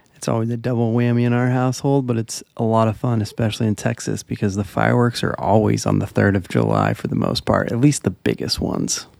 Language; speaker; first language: English; native; English